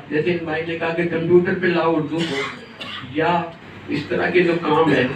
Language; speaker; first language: Urdu; non-native, local second language; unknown